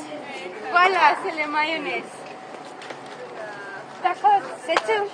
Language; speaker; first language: French; non-native, learner; English